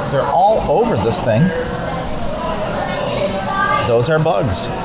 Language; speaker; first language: English; native; English